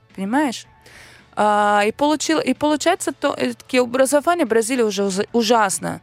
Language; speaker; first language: Russian; non-native, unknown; Portuguese